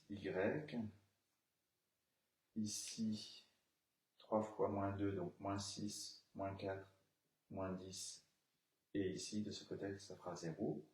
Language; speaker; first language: French; native; French